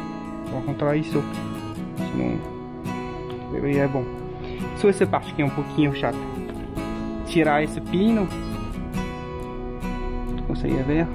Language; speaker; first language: Portuguese; non-native, learner; French